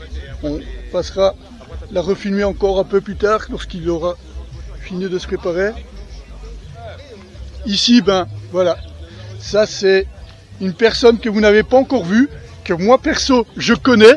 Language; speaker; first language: French; native; French